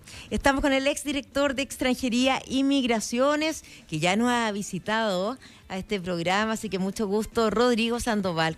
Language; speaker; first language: Spanish; native; Spanish